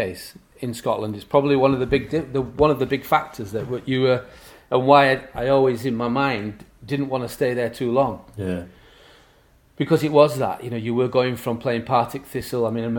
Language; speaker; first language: English; native; English